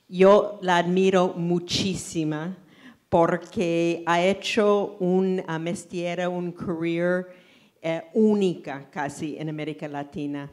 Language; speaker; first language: Spanish; non-native, fluent; English